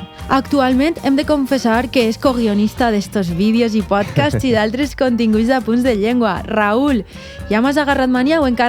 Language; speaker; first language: Catalan; native; Catalan